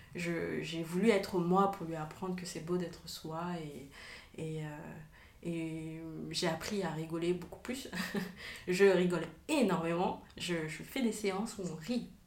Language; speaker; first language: French; native; French